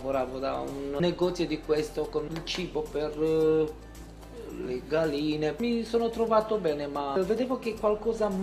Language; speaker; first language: Italian; non-native, fluent; Romanian